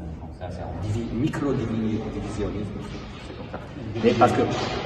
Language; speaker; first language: French; non-native, fluent; Italian